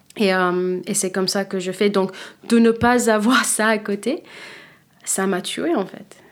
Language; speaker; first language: French; non-native, fluent; Kabuverdianu